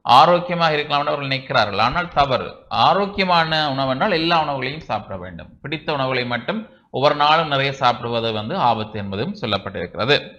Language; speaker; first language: Tamil; native; Tamil